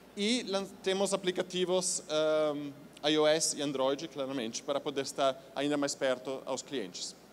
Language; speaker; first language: Portuguese; non-native, fluent; Italian